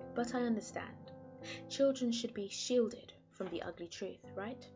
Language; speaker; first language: English; native; English